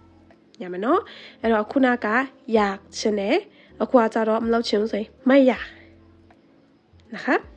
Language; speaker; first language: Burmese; native; Burmese